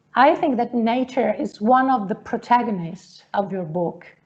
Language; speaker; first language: English; non-native, fluent; Italian